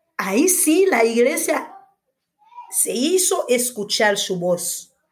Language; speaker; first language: Spanish; non-native, fluent; Haitian Creole